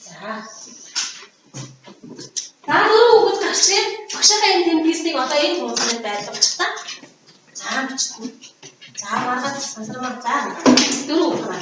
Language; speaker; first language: Mongolian; native; Mongolian